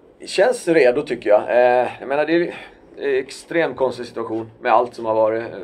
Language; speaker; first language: Swedish; native; Swedish